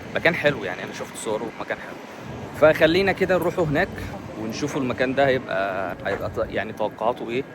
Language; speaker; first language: Egyptian Arabic; native; Egyptian Arabic